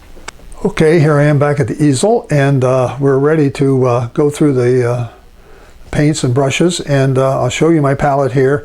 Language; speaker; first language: English; native; English